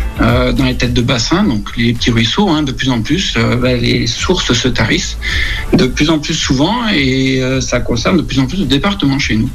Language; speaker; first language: French; native; French